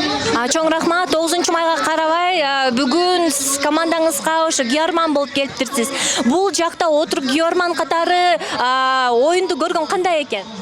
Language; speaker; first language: Kyrgyz; native; Kyrgyz